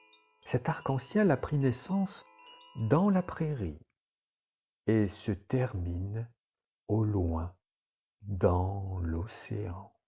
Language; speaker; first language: French; native; French